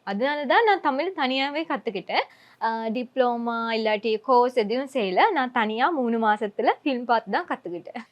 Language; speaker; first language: Tamil; non-native, fluent; Sinhala